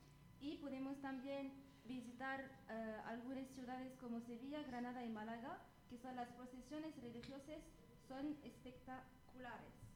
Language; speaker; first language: Spanish; non-native, learner; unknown